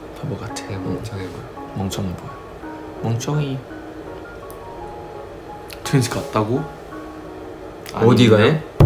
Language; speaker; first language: Korean; non-native, fluent; Chinese